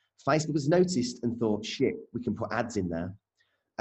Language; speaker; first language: English; native; English